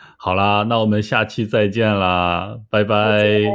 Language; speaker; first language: Chinese; native; Chinese